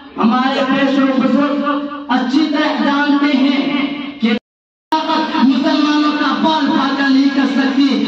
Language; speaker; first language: Urdu; non-native, local second language; Bangla